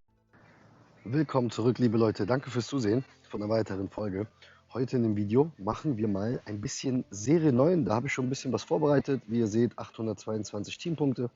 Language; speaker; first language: German; native; German